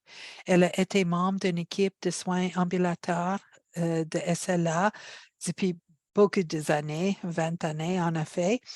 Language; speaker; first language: French; non-native, fluent; English